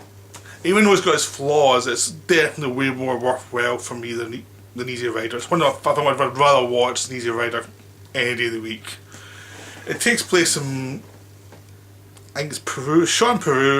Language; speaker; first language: English; native; English